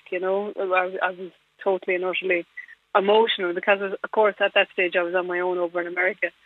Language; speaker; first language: English; native; English